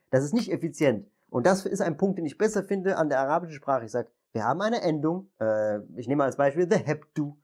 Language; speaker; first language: German; native; German